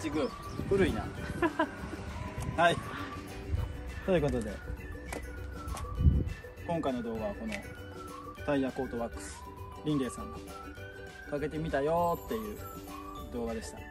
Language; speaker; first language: Japanese; native; Japanese